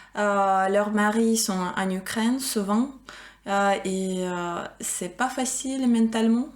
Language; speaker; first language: French; non-native, fluent; Ukrainian